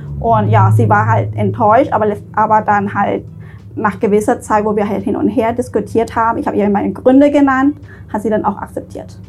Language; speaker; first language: German; early bilingual, other home language; Thai